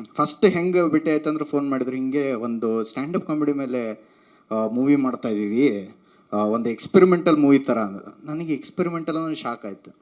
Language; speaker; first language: Kannada; native; Kannada